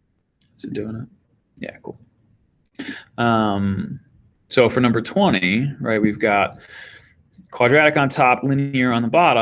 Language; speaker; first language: English; native; English